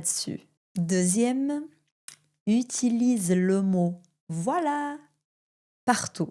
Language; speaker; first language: French; non-native, fluent; Portuguese